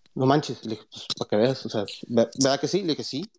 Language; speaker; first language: Spanish; early bilingual, heritage; Spanish